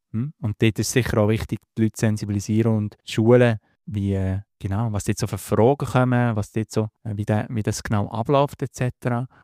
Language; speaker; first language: German; native; German